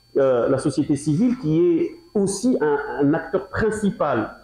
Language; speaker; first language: French; non-native, local second language; Arabic